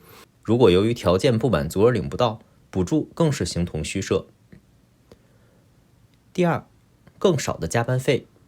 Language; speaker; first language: Chinese; native; Chinese